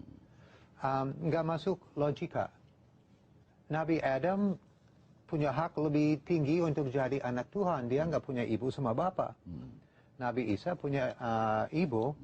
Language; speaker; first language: Indonesian; non-native, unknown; English